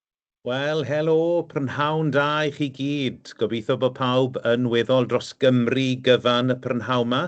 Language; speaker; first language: Welsh; native; Welsh